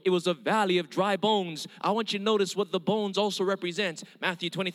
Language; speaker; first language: English; early bilingual, other home language; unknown